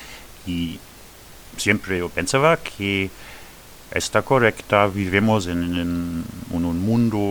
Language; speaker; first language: Spanish; non-native, fluent; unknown